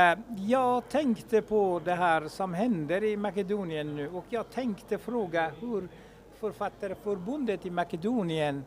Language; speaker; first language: Swedish; non-native, fluent; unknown